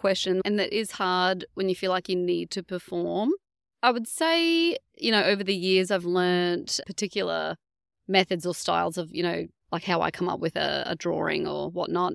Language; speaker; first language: English; native; English